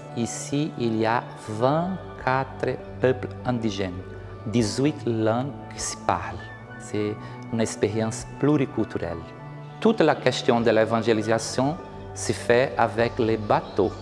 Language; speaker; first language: French; non-native, learner; Portuguese